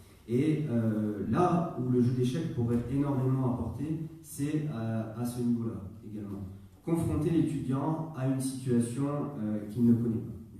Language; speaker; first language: French; native; French